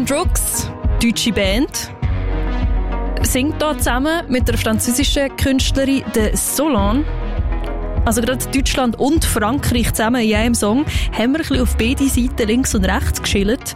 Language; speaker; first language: German; native; German